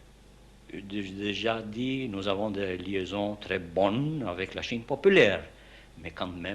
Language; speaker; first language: French; non-native, fluent; Albanian